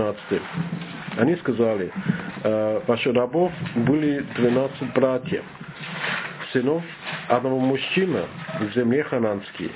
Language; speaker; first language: Russian; non-native, learner; English